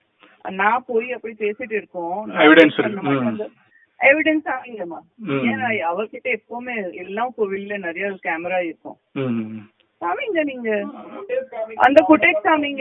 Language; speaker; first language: Tamil; non-native, fluent; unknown